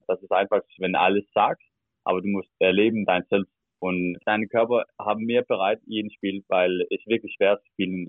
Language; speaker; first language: German; non-native, learner; Danish